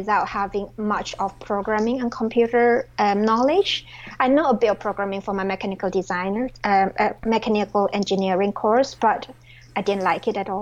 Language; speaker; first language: English; non-native, local second language; Chinese